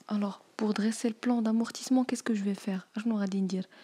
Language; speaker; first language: French; non-native, local second language; Arabic